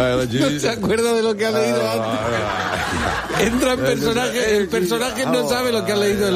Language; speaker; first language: Spanish; native; Spanish